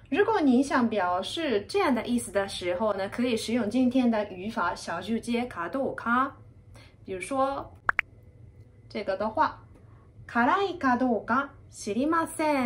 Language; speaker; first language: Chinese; non-native, fluent; Japanese